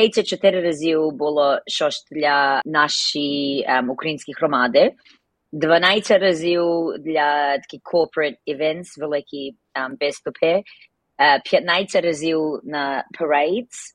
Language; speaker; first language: Ukrainian; early bilingual, heritage; Ukrainian